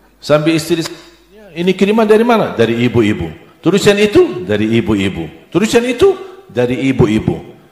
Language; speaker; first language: Indonesian; non-native, fluent; Arabic